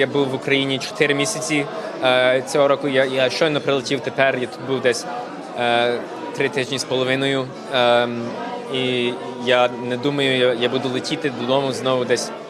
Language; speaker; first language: Ukrainian; early bilingual, heritage; Ukrainian